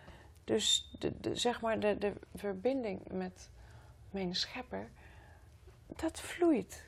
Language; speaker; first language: Dutch; non-native, fluent; Greek